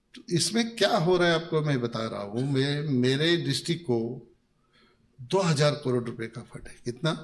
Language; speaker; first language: Hindi; non-native, local second language; Marathi